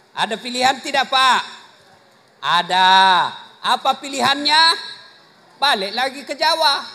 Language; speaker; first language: Indonesian; non-native, local second language; Buginese